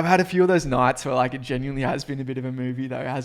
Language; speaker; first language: English; native; English